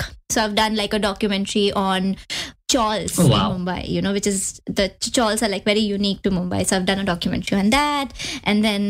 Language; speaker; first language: English; non-native, local second language; Hindi